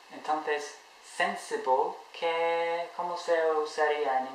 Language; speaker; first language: Spanish; non-native, fluent; English